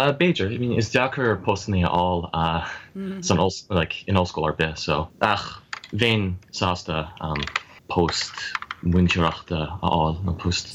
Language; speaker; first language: Irish; non-native, fluent; English